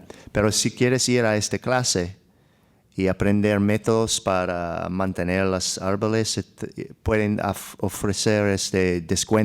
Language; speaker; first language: Spanish; non-native, learner; English